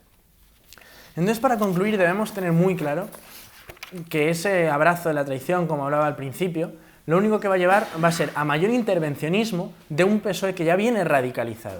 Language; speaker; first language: Spanish; native; Spanish